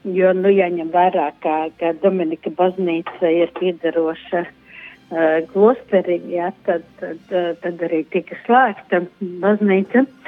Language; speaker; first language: Latvian; native; Latvian